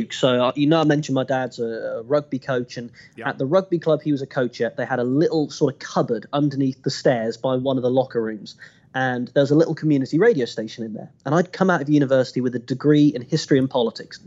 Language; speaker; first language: English; native; English